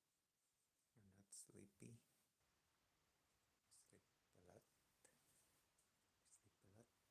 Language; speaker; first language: English; non-native, learner; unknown